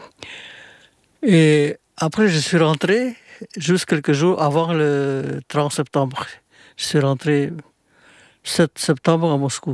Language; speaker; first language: French; non-native, fluent; Indonesian